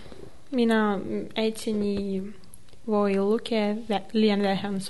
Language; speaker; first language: Finnish; non-native, learner; Russian